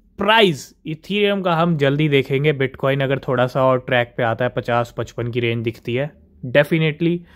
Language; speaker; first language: Hindi; native; Hindi